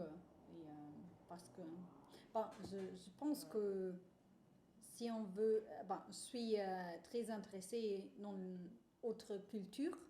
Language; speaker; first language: French; non-native, fluent; German